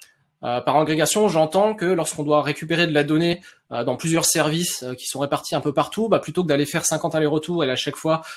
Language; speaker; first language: French; native; French